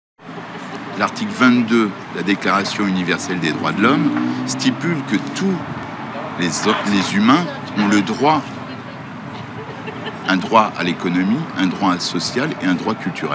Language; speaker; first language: French; native; French